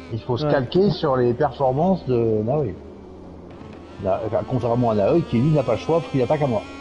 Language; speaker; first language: French; native; French